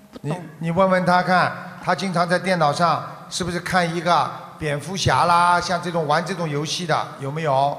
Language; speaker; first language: Chinese; non-native, local second language; Wu Chinese